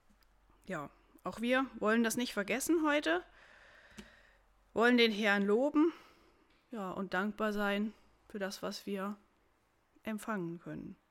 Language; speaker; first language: German; native; German